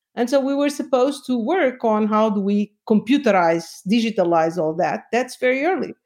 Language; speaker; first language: English; non-native, fluent; Portuguese